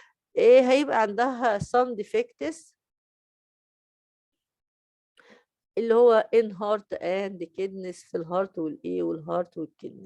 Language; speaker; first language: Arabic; native; Arabic